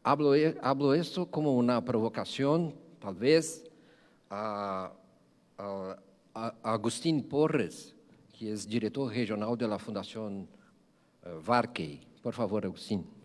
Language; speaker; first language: Spanish; non-native, fluent; Portuguese